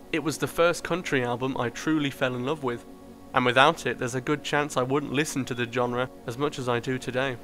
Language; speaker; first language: English; native; English